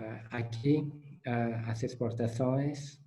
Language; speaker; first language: Portuguese; non-native, fluent; Dutch